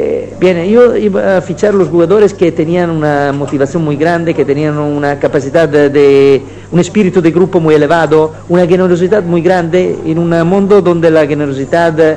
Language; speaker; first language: Spanish; non-native, fluent; Italian